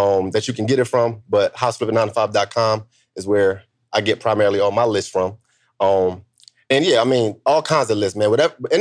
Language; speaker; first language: English; native; English